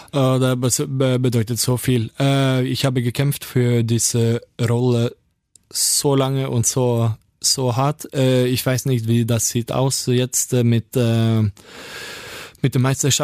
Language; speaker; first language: German; non-native, learner; Norwegian